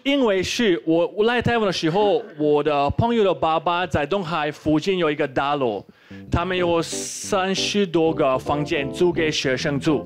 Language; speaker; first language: Chinese; non-native, fluent; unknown